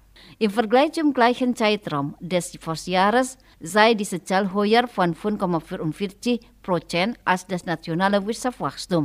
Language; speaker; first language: German; non-native, fluent; Indonesian